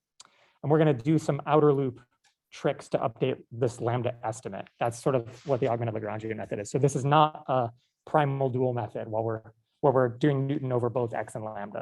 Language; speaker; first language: English; native; English